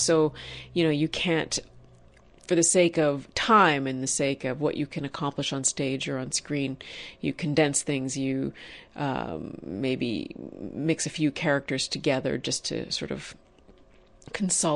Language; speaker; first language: English; native; English